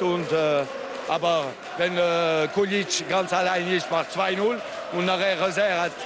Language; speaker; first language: German; non-native, local second language; French